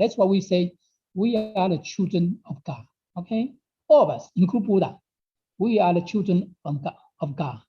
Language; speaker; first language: English; non-native, fluent; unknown